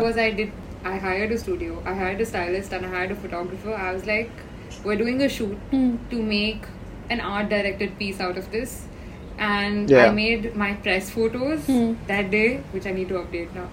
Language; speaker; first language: English; non-native, local second language; Hindi